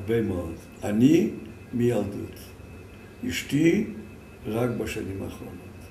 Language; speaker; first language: Hebrew; non-native, fluent; Yiddish